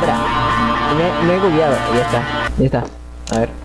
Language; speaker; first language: Spanish; native; Spanish